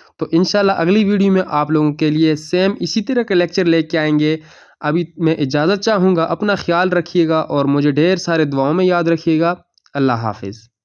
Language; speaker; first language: Urdu; non-native, local second language; Pashto